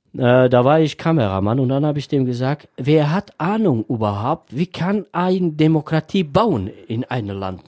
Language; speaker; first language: German; non-native, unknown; Tajik